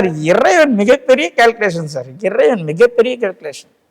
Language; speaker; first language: Tamil; native; Tamil